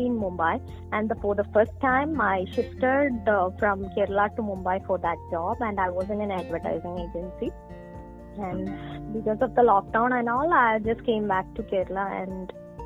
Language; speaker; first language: English; non-native, local second language; Malayalam